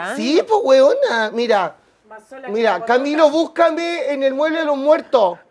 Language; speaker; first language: Spanish; native; Spanish